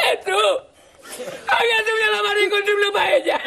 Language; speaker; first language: Spanish; native; Spanish